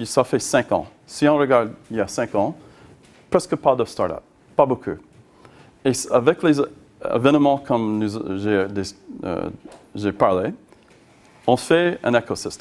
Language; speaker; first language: French; non-native, learner; English